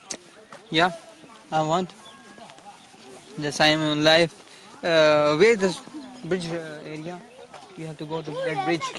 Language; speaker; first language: English; non-native, fluent; Urdu